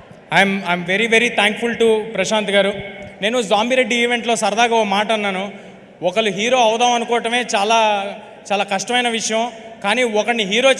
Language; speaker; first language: Telugu; native; Telugu